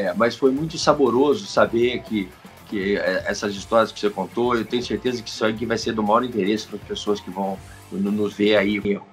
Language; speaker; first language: Portuguese; native; Portuguese